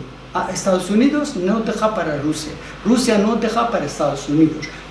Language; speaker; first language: Spanish; non-native, learner; Persian